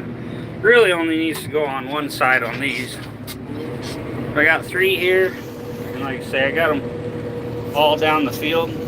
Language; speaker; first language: English; native; English